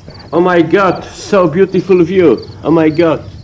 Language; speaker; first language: English; non-native, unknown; Polish